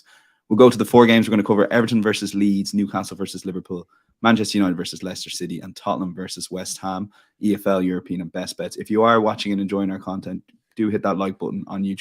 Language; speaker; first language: English; native; English